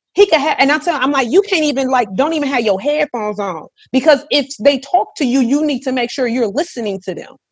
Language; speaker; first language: English; native; English